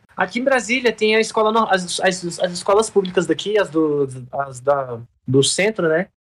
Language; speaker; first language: Portuguese; native; Portuguese